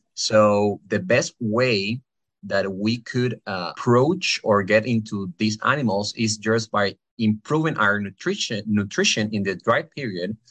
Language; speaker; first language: English; non-native, fluent; Spanish